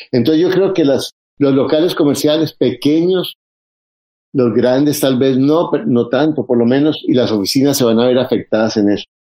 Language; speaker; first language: Spanish; native; Spanish